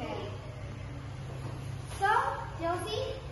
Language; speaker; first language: English; non-native, learner; Indonesian